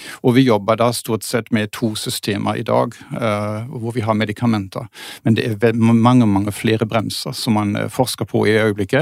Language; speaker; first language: Norwegian; non-native, fluent; German